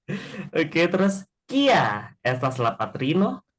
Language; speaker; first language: Indonesian; native; Indonesian